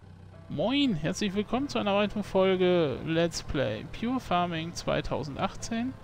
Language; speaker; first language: German; native; German